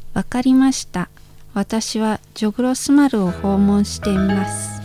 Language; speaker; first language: Japanese; non-native, fluent; Indonesian